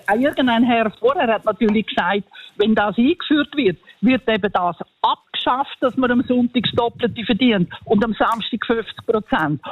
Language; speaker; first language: German; native; German